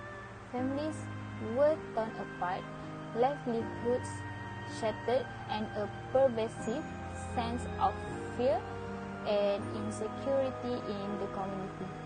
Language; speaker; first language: English; non-native, local second language; Malay